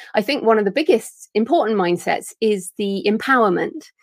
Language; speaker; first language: English; native; English